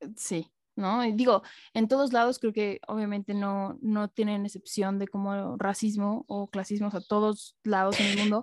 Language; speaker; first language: Spanish; native; Spanish